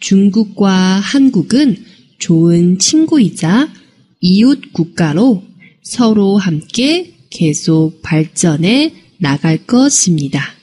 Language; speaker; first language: Korean; non-native, fluent; Chinese